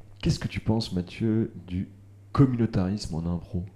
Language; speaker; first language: French; native; French